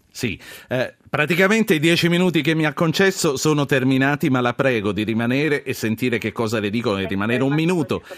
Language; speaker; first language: Italian; native; Italian